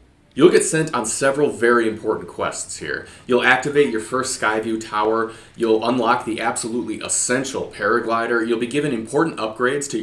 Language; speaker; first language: English; native; English